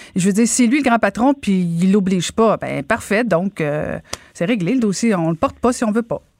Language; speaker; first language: French; native; French